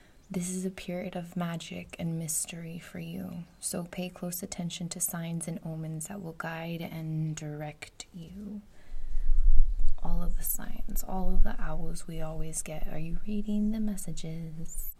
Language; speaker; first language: English; early bilingual, other home language; Spanish